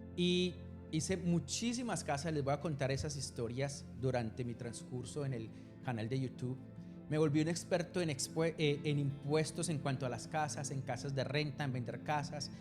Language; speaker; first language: Spanish; native; Spanish